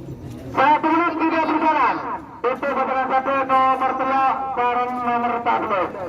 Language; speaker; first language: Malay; non-native, local second language; Madurese